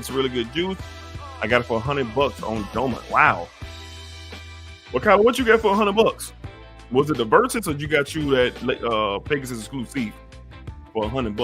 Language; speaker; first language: English; native; English